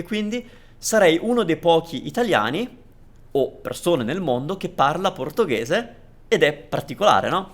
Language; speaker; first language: Italian; native; Italian